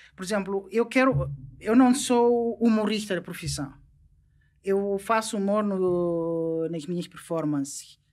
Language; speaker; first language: Portuguese; non-native, local second language; Upper Guinea Crioulo